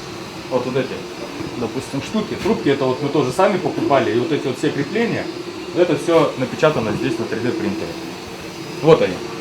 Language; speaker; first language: Russian; native; Russian